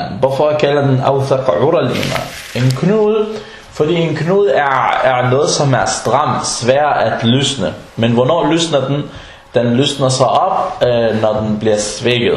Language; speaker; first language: Danish; early bilingual, other home language; Arabic